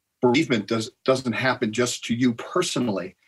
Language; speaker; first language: English; native; English